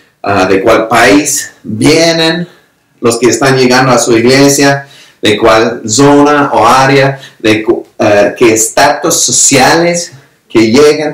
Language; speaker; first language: Spanish; non-native, fluent; English